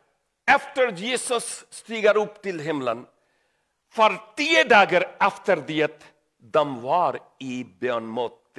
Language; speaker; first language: Swedish; non-native, learner; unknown